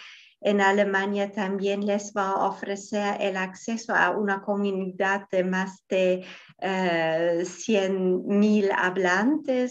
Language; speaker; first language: Spanish; non-native, fluent; German